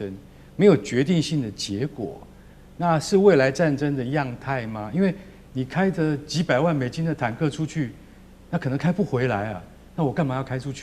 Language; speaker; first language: Chinese; native; Chinese